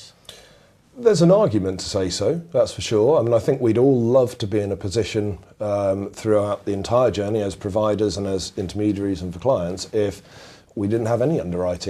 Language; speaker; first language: English; native; English